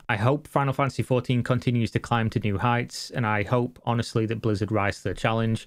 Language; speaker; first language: English; native; English